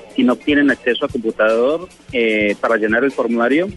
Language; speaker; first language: Spanish; early bilingual, heritage; Spanish